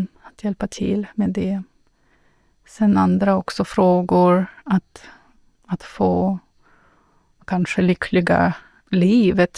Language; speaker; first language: Swedish; non-native, learner; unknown